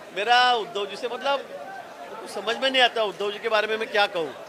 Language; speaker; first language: Hindi; non-native, local second language; Marathi